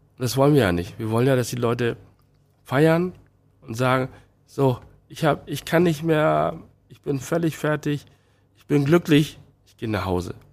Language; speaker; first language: German; early bilingual, other home language; Chinese